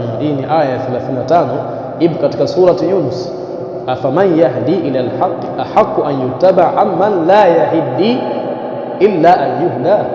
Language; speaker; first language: Swahili; native; Swahili